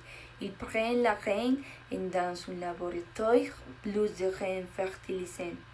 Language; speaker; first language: French; non-native, learner; Spanish